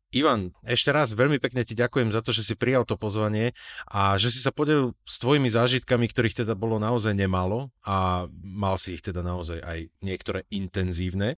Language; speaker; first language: Slovak; native; Slovak